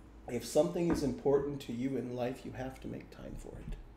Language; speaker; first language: English; native; English